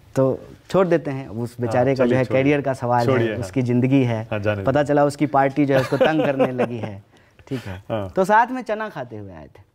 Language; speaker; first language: Hindi; native; Hindi